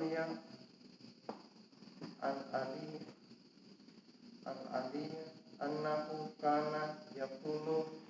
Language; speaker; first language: Arabic; non-native, fluent; Indonesian